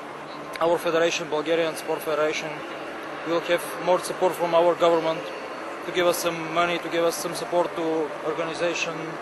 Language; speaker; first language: English; non-native, learner; Bulgarian